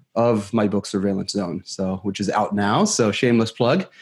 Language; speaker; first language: English; non-native, fluent; Hebrew